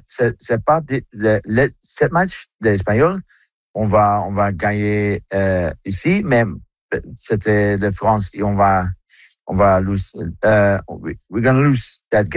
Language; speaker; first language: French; non-native, learner; Dutch